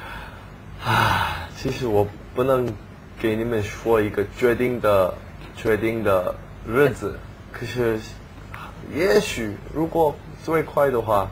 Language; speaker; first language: Chinese; non-native, learner; Korean